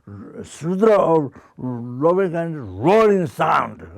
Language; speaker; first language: English; non-native, fluent; Sherpa